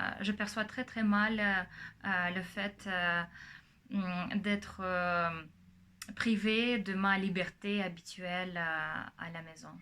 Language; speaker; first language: French; non-native, fluent; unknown